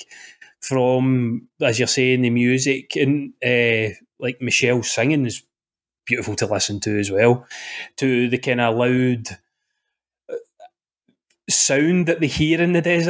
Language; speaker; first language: English; native; English